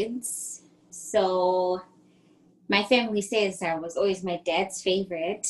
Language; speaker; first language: English; non-native, local second language; Shona